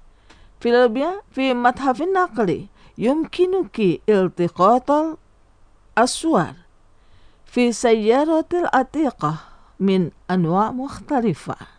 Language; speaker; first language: Arabic; non-native, fluent; Indonesian